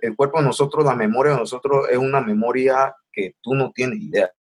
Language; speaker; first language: Spanish; native; Spanish